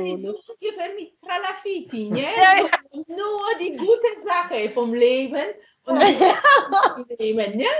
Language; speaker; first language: German; non-native, fluent; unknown